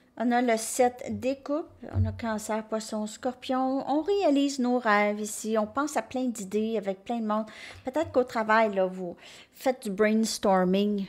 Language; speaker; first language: French; native; French